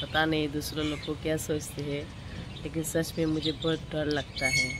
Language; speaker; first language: Hindi; non-native, local second language; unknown